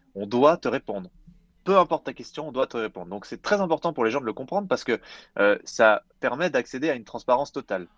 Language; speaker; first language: French; native; French